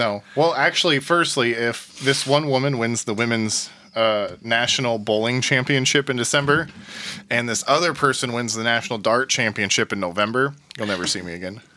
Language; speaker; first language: English; native; English